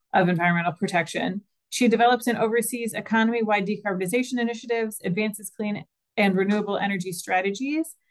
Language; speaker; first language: English; native; English